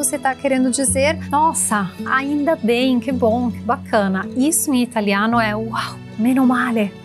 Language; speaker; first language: Portuguese; non-native, fluent; Italian